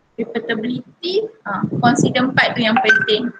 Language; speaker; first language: English; non-native, local second language; Malay